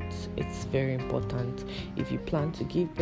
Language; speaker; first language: English; non-native, local second language; Igbo